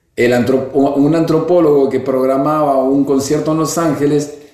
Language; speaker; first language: Spanish; native; Spanish